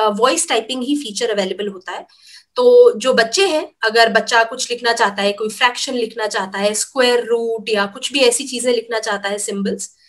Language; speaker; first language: Hindi; native; Hindi